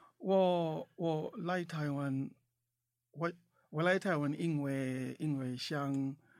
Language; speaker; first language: Chinese; non-native, fluent; English